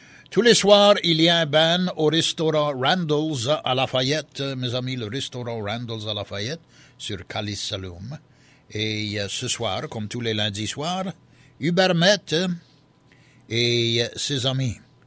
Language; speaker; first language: French; early bilingual, heritage; French